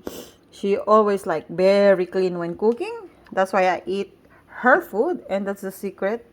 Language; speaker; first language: English; non-native, local second language; Chavacano